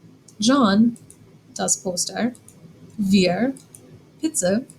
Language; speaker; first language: German; non-native, fluent; English